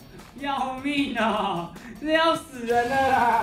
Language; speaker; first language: Chinese; native; Chinese